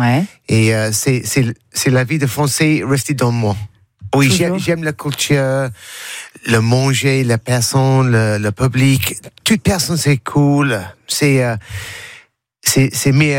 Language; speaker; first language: French; non-native, learner; English